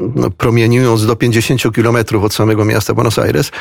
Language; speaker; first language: Polish; early bilingual, heritage; Spanish